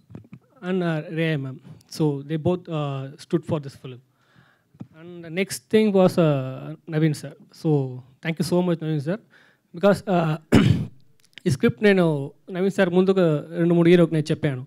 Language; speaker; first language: Telugu; non-native, fluent; Tamil